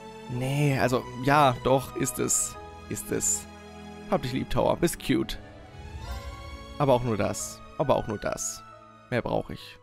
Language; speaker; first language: German; native; German